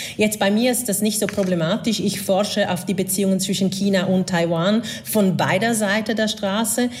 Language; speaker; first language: German; non-native, fluent; Italian